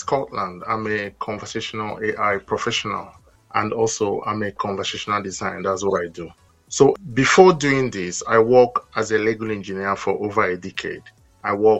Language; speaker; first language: English; non-native, local second language; Igbo